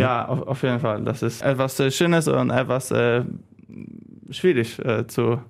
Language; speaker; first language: German; non-native, learner; Polish